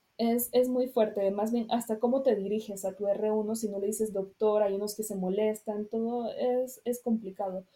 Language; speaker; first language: Spanish; native; Spanish